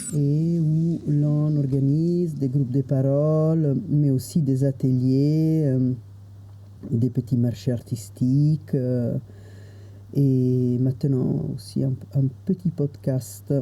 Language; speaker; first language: French; non-native, fluent; Italian